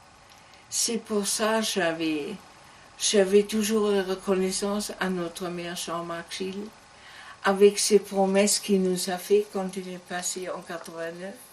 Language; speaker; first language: French; non-native, learner; German